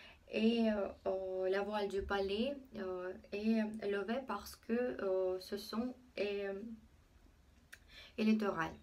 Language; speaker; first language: French; non-native, fluent; Russian